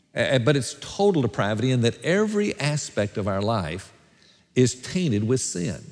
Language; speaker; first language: English; native; English